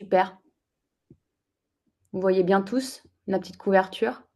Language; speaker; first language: French; native; French